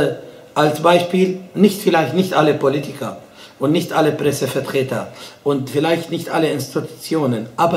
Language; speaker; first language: German; non-native, fluent; Arabic